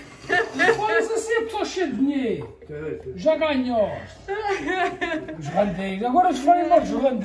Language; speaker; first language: Portuguese; early bilingual, heritage; Portuguese